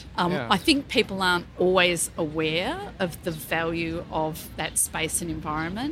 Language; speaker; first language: English; native; English